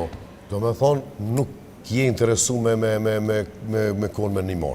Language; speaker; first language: Albanian; native; Albanian